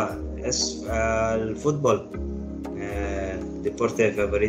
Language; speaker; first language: Spanish; non-native, learner; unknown